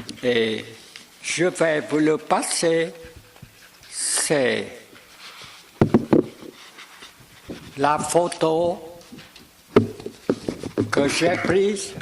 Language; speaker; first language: French; non-native, fluent; Vietnamese